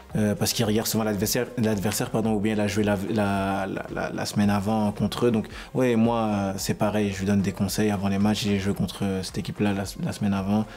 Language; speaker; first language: French; native; French